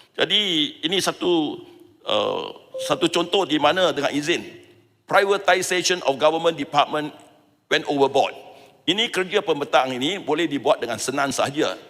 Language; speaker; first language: Malay; non-native, local second language; Chinese